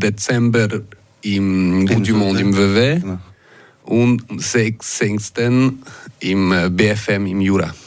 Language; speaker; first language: German; non-native, local second language; French